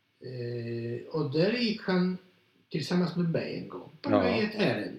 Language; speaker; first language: Swedish; non-native, fluent; Polish